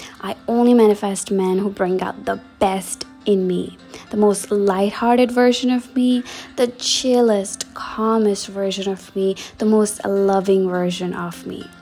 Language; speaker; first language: English; native; English